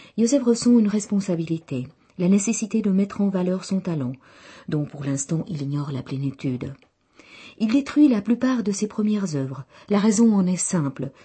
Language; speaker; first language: French; non-native, fluent; Czech